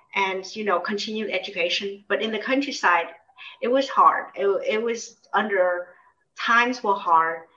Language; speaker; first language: English; early bilingual, other home language; Vietnamese